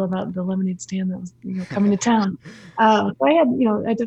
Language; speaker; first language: English; native; English